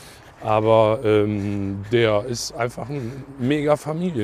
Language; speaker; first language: German; native; German